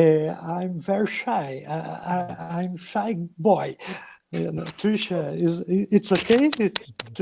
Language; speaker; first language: English; non-native, learner; Portuguese